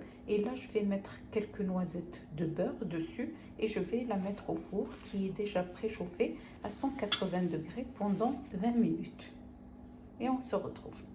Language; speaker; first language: French; non-native, local second language; Arabic